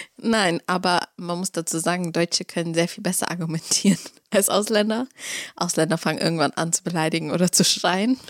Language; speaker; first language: German; early bilingual, other home language; Russian